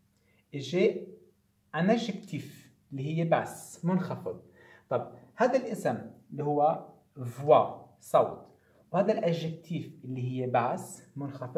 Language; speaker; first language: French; non-native, fluent; Arabic